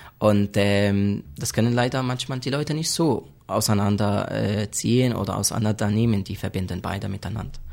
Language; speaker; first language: German; non-native, fluent; Arabic